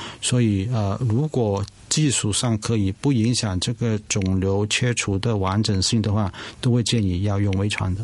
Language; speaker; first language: Chinese; non-native, local second language; Cantonese